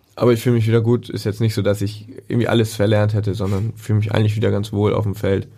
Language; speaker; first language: German; native; German